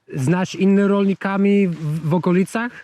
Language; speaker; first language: Polish; non-native, learner; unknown